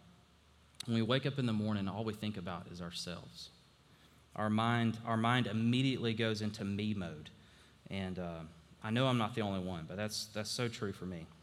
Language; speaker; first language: English; native; English